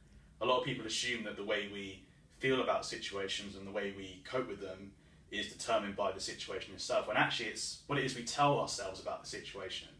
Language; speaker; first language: English; native; English